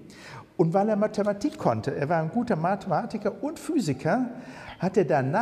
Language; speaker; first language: German; native; German